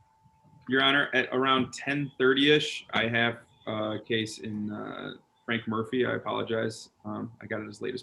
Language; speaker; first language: English; native; English